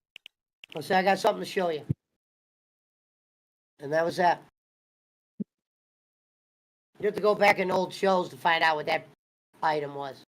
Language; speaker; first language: English; native; English